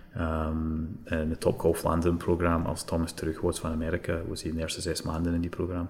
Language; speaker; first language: Dutch; non-native, fluent; English